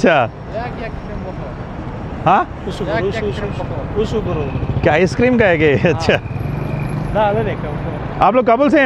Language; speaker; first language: Hindi; native; Hindi